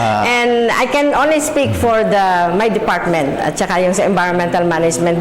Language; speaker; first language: English; non-native, local second language; Filipino